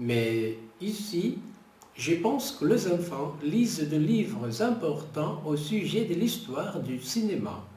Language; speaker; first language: French; non-native, fluent; Portuguese